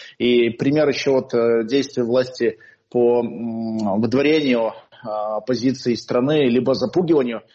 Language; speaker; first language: Russian; native; Russian